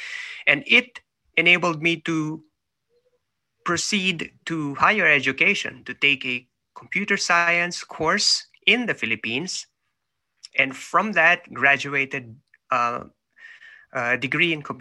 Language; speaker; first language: English; non-native, local second language; Filipino